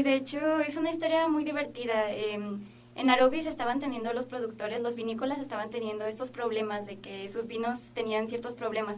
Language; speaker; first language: Spanish; native; Spanish